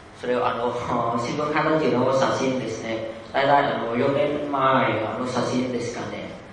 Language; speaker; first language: Japanese; non-native, learner; Vietnamese